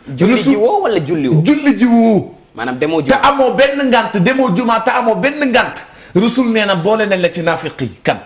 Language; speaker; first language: Wolof; native; Wolof